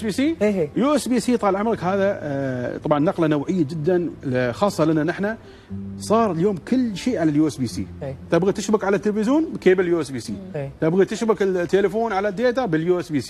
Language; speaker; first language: Arabic; native; Arabic